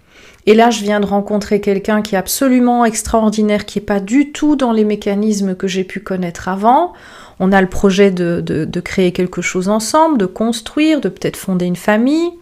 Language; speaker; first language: French; native; French